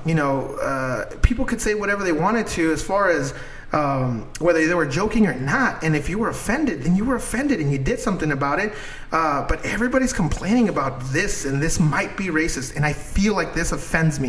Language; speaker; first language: English; non-native, fluent; Spanish